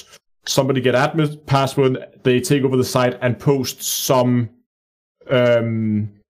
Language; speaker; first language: English; non-native, fluent; Danish